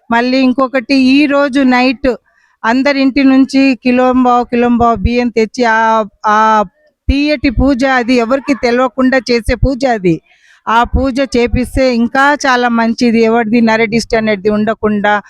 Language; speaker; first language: Telugu; non-native, local second language; Lambadi